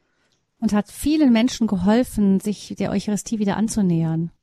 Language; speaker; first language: German; native; German